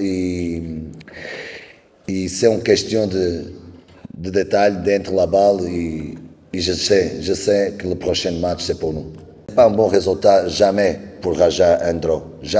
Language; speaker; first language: French; non-native, learner; Portuguese